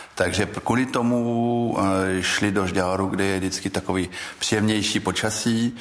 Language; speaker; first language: Czech; early bilingual, heritage; Czech